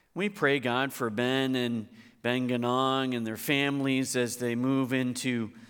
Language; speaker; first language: English; native; English